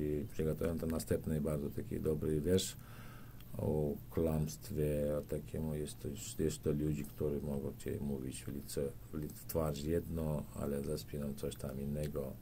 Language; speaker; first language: Polish; non-native, learner; Turkmen